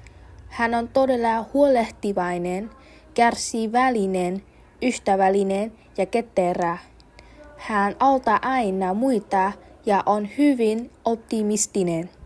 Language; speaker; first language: Finnish; non-native, learner; Vietnamese